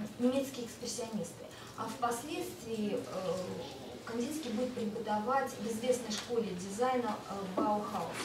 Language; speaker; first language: Russian; native; Russian